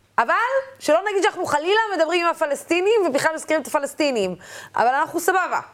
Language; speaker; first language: Hebrew; non-native, local second language; Arabic